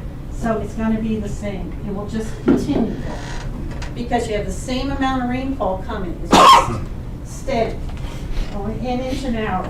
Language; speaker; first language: English; native; English